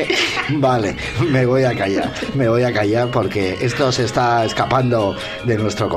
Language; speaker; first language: Spanish; native; Spanish